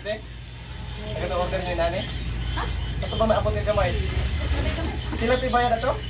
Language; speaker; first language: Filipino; non-native, local second language; Cebuano